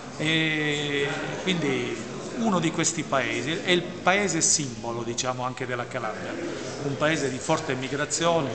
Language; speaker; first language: Italian; non-native, local second language; Albanian